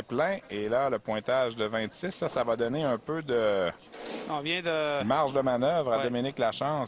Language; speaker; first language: French; native; French